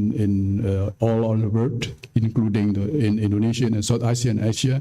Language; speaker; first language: English; non-native, fluent; Indonesian